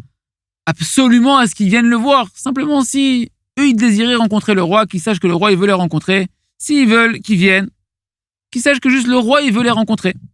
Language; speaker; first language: French; native; French